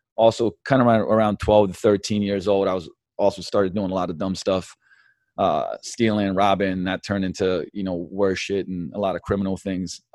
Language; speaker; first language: English; early bilingual, other home language; Slovenian